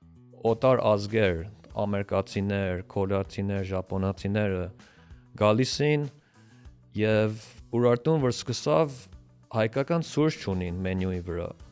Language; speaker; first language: Armenian; early bilingual, heritage; Armenian